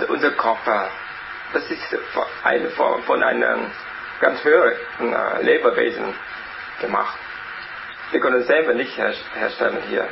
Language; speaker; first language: German; non-native, learner; Vietnamese